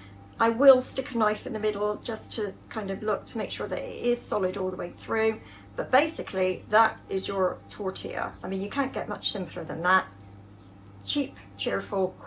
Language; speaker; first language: English; native; English